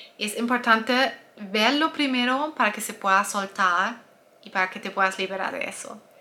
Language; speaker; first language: Spanish; non-native, fluent; German